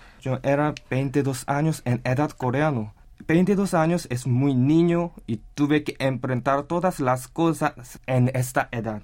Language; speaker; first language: Spanish; non-native, learner; Korean